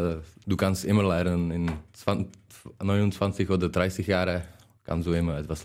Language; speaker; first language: German; non-native, learner; Czech